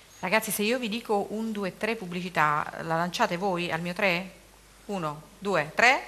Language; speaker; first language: Italian; native; Italian